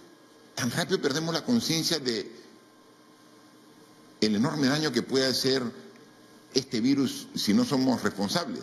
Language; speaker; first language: Spanish; native; Spanish